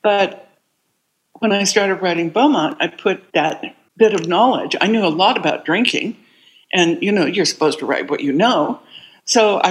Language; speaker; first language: English; native; English